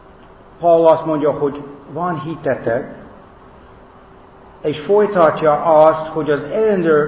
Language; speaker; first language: Hungarian; non-native, fluent; English